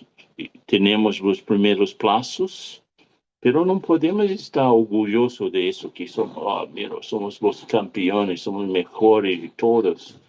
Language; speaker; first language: Spanish; non-native, fluent; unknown